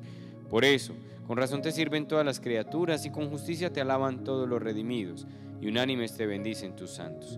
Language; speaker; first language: Spanish; native; Spanish